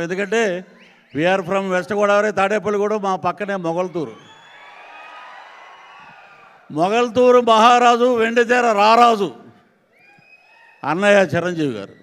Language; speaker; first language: Telugu; native; Telugu